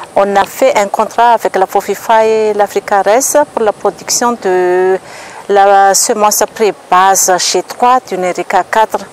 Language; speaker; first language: French; non-native, local second language; Malagasy